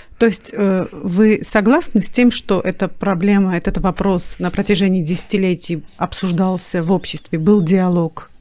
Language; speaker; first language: Russian; non-native, local second language; Armenian